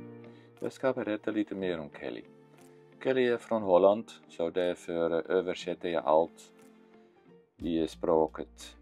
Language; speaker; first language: Swedish; non-native, fluent; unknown